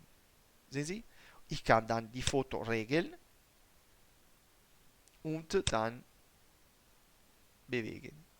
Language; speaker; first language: German; non-native, learner; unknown